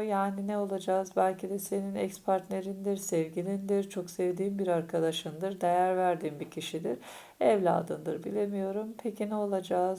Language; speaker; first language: Turkish; native; Turkish